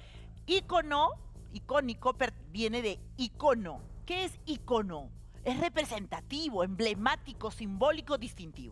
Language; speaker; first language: Spanish; native; Spanish